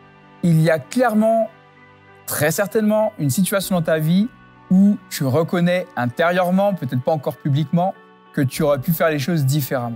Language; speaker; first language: French; native; French